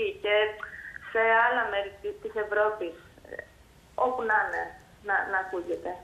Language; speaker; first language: Greek; early bilingual, heritage; Greek